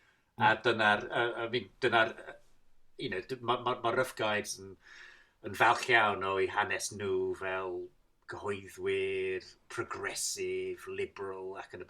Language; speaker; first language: Welsh; non-native, fluent; English